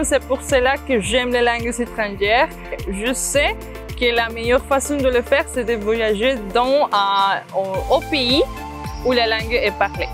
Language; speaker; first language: French; non-native, fluent; Spanish